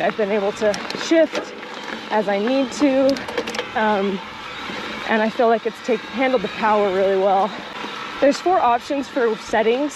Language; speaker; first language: English; native; English